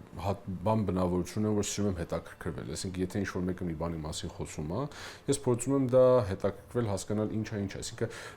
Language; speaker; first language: Armenian; early bilingual, heritage; Armenian